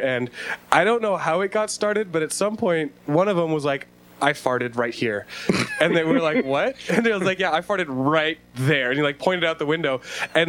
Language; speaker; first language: English; native; English